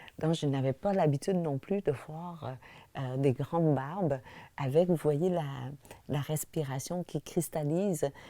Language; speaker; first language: French; early bilingual, other home language; Vietnamese